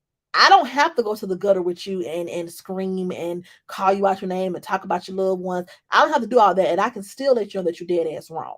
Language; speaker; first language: English; native; English